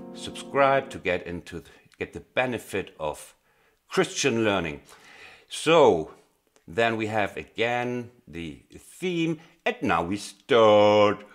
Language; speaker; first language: English; non-native, fluent; German